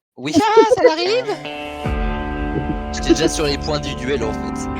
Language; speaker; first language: French; native; French